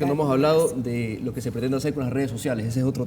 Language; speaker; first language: Spanish; native; Spanish